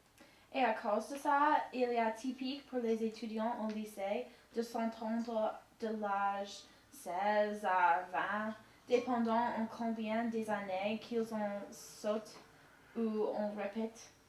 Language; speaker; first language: French; non-native, learner; English